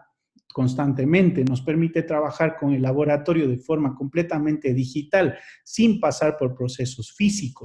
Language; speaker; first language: Spanish; native; Spanish